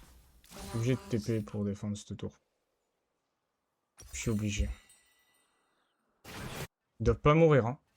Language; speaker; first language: French; native; French